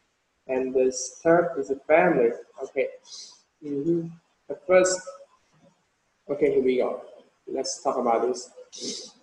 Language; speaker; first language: English; non-native, fluent; Vietnamese